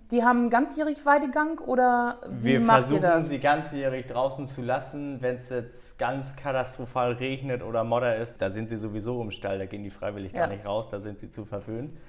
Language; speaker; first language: German; native; German